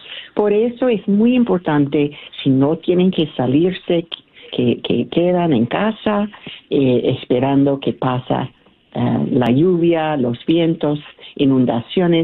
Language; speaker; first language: Spanish; early bilingual, heritage; Spanish